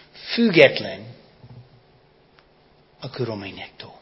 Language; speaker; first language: Hungarian; non-native, fluent; English